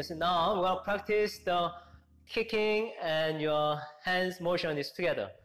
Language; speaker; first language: English; non-native, learner; Korean